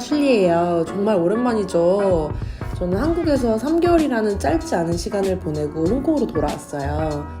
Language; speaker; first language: Korean; native; Korean